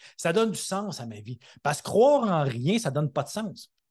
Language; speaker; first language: French; native; French